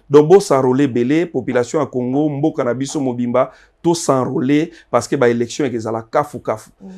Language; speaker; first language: Lingala; native; Lingala